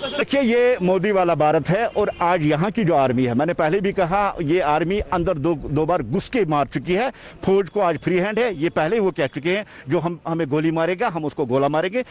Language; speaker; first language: Hindi; non-native, local second language; Kashmiri